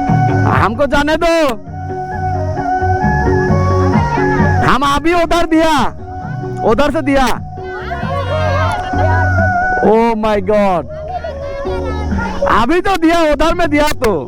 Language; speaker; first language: Hindi; non-native, learner; Bangla